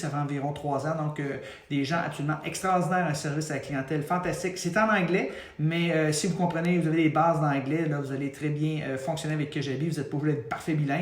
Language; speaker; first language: French; native; French